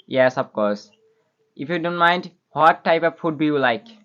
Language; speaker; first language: English; non-native, learner; Bangla